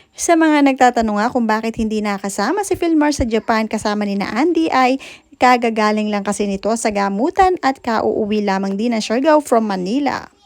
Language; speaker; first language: Filipino; native; Filipino